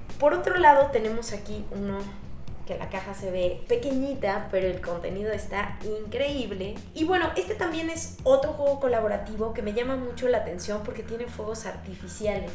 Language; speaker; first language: Spanish; native; Spanish